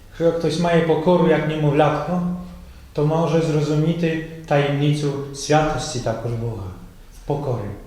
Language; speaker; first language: Ukrainian; non-native, fluent; Polish